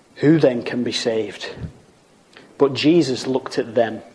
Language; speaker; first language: English; native; English